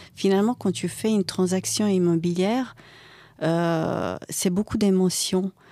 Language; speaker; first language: French; non-native, fluent; Croatian